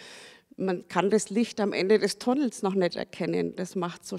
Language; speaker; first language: German; native; German